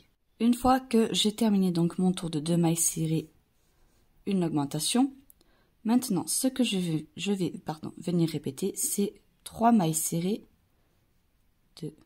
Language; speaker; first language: French; native; French